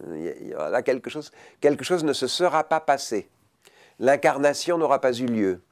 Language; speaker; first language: French; native; French